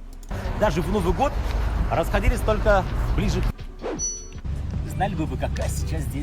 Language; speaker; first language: Russian; native; Russian